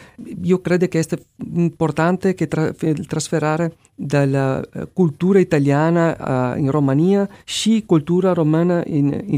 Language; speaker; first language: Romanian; non-native, learner; Italian